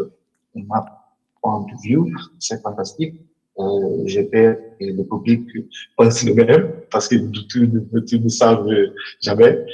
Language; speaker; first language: French; non-native, learner; Portuguese